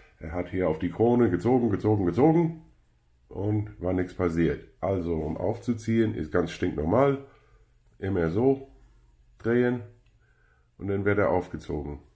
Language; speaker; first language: German; non-native, fluent; English